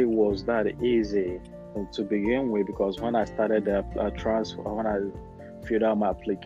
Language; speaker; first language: English; non-native, local second language; Igbo